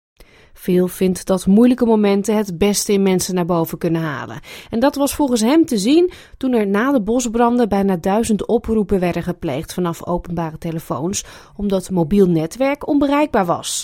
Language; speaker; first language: Dutch; native; Dutch